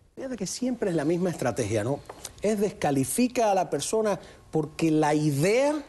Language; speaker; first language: Spanish; native; Spanish